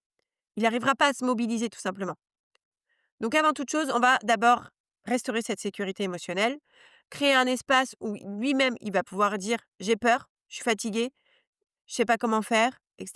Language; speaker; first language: French; native; French